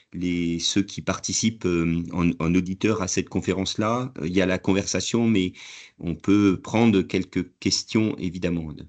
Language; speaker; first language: French; native; French